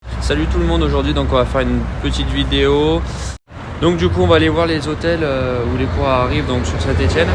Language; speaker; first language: French; native; French